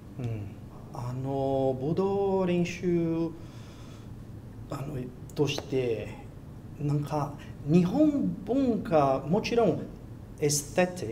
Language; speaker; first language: Japanese; non-native, learner; Portuguese